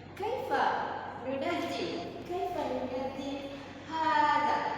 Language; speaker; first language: Arabic; non-native, learner; Malay